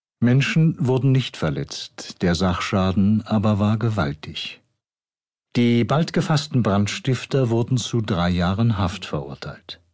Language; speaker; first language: German; native; German